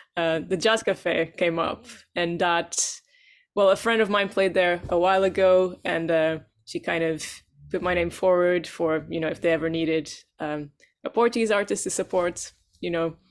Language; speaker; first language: English; non-native, fluent; Portuguese